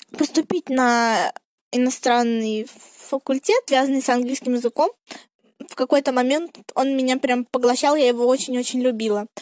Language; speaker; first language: Russian; native; Russian